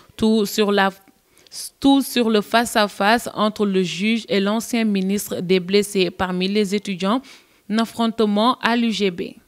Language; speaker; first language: French; non-native, local second language; Wolof